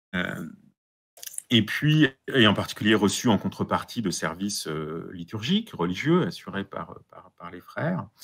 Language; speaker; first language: French; native; French